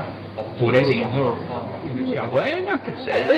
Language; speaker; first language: Spanish; native; Spanish